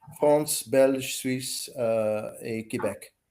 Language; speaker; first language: French; non-native, learner; English